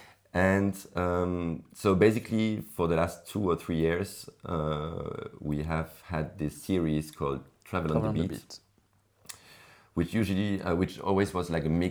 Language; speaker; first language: English; non-native, fluent; French